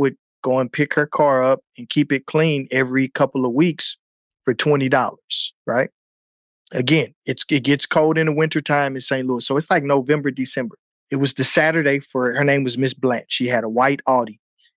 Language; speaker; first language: English; native; English